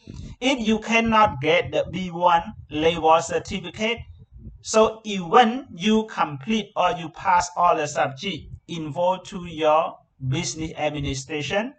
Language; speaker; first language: English; non-native, learner; Khmer